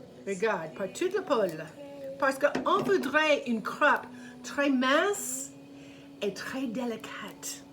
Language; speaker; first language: French; non-native, fluent; English